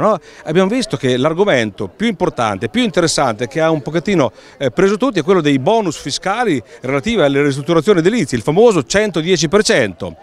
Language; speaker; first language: Italian; native; Italian